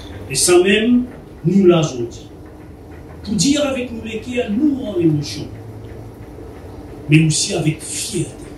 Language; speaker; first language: French; non-native, local second language; Morisyen